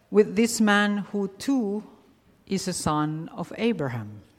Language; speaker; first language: English; non-native, fluent; Finnish